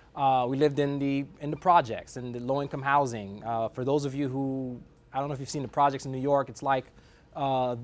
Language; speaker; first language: English; native; English